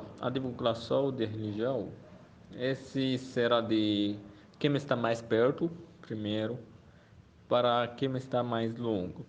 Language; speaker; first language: Portuguese; non-native, fluent; Arabic